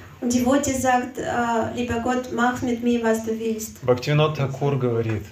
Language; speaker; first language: German; non-native, fluent; Russian